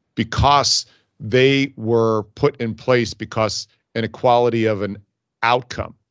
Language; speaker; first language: English; native; English